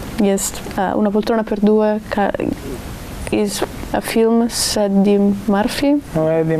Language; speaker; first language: Russian; non-native, learner; Italian